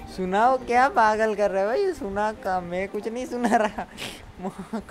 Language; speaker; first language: Hindi; non-native, local second language; Gujarati